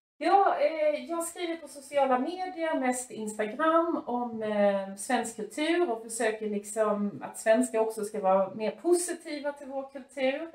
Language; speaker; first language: Swedish; native; Swedish